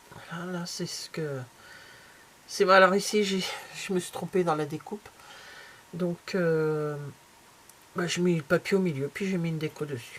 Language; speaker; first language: French; native; French